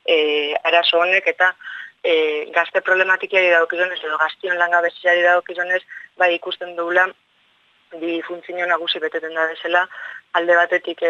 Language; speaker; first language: Basque; native; Basque